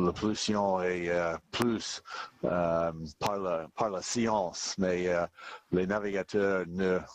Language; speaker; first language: French; non-native, learner; English